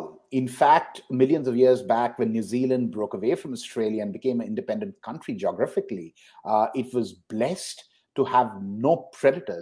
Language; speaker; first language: English; non-native, local second language; Hindi